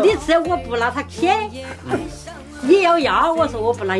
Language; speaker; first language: Chinese; native; Chinese